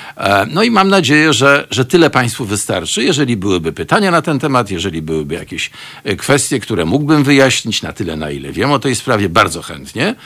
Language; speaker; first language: Polish; native; Polish